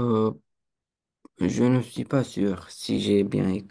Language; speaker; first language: French; non-native, learner; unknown